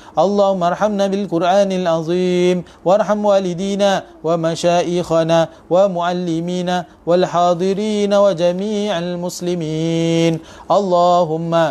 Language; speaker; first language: Arabic; non-native, fluent; Malay